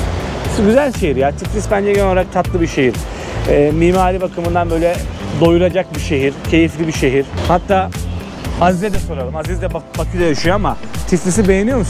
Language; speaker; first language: Turkish; native; Turkish